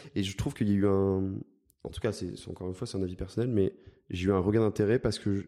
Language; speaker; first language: French; native; French